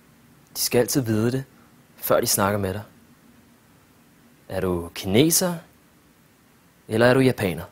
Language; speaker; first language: Danish; early bilingual, other home language; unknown